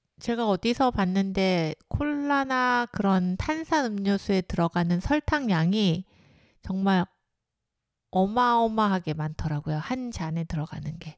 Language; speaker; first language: Korean; native; Korean